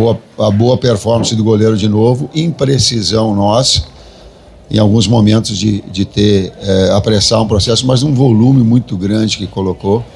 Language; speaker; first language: Portuguese; native; Portuguese